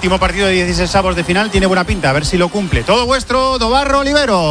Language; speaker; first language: Spanish; native; Spanish